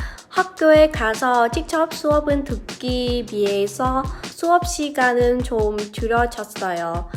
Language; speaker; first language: Korean; non-native, fluent; Vietnamese